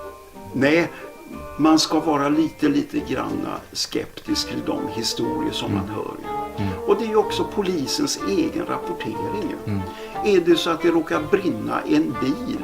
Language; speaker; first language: Swedish; native; Swedish